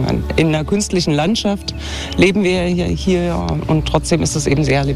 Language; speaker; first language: German; native; German